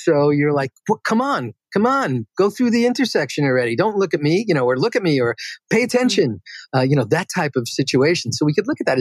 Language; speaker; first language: English; native; English